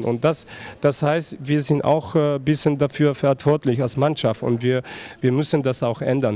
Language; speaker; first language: German; non-native, fluent; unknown